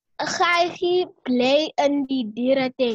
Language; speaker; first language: Afrikaans; non-native, local second language; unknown